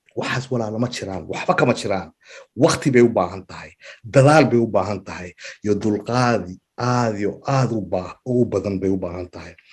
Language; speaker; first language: Somali; early bilingual, heritage; Somali